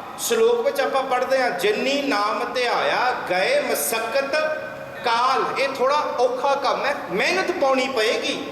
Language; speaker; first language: Punjabi; early bilingual, heritage; Punjabi